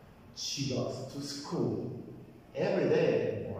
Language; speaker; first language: English; non-native, fluent; Spanish